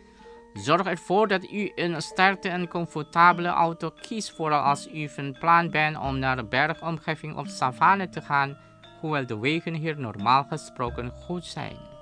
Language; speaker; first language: Dutch; non-native, fluent; Indonesian